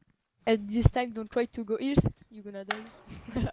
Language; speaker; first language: English; non-native, learner; French